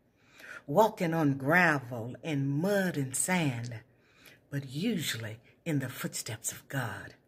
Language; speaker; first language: English; native; English